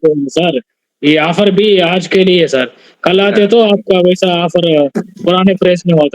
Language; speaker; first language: Hindi; non-native, learner; Telugu